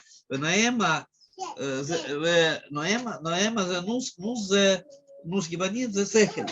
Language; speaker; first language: Hebrew; non-native, fluent; Russian